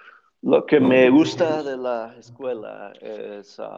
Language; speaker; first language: Spanish; early bilingual, other home language; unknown